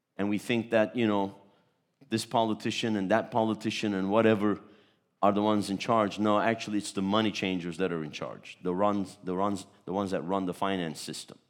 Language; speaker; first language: English; early bilingual, other home language; Turkish